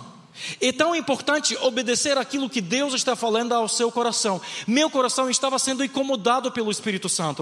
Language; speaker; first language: Portuguese; non-native, fluent; Ukrainian